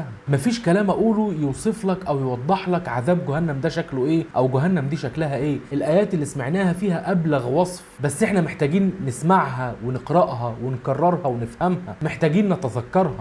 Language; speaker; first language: Arabic; native; Arabic